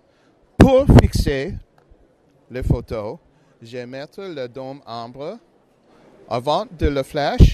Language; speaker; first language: French; non-native, learner; English